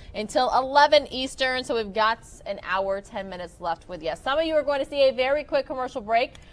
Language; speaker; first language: English; native; English